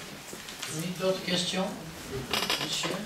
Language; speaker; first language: French; native; French